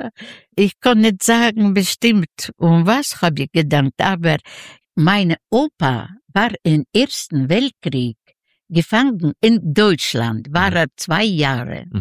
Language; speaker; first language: German; non-native, learner; Yiddish